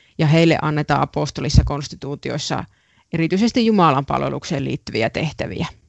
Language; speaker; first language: Finnish; native; Finnish